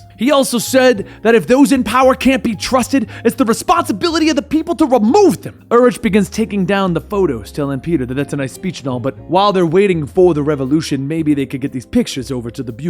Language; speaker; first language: English; native; English